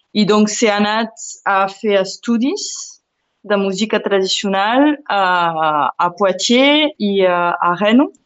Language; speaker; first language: Catalan; non-native, local second language; French